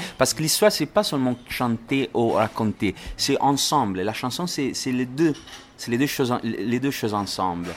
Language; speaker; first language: French; non-native, learner; Italian